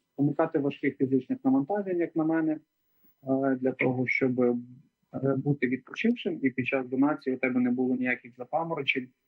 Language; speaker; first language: Ukrainian; native; Ukrainian